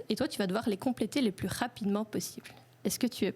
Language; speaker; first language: French; native; French